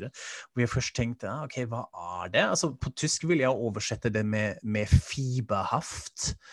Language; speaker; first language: Norwegian; non-native, fluent; German